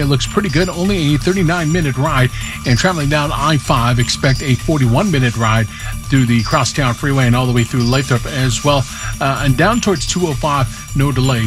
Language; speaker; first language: English; native; English